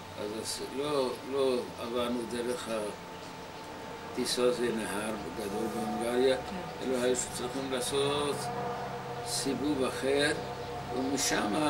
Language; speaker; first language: Hebrew; non-native, fluent; Hungarian